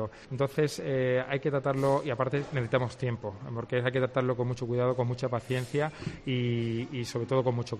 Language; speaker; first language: Spanish; native; Spanish